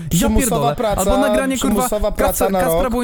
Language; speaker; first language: Polish; native; Polish